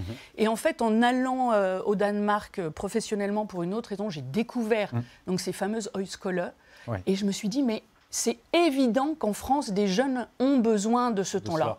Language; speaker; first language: French; native; French